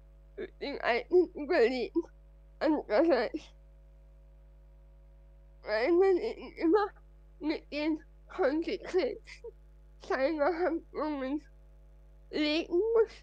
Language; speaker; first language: German; non-native, fluent; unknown